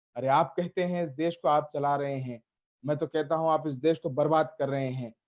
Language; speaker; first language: Hindi; native; Hindi